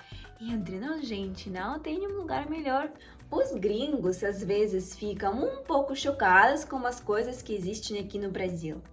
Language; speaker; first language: Portuguese; non-native, fluent; Russian